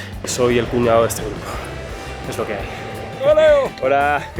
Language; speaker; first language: Spanish; native; Spanish